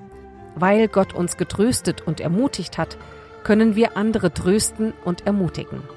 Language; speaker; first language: German; native; German